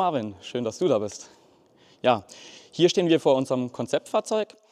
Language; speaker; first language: German; native; German